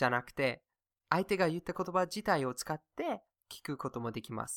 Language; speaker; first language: Japanese; non-native, fluent; English